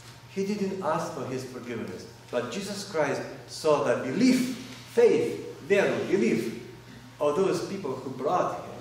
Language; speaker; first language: English; non-native, fluent; Russian